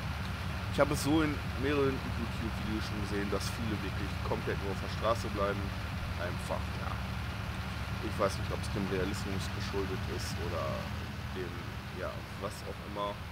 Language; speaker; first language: German; native; German